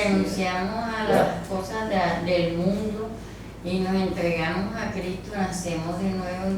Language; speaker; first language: Spanish; native; Spanish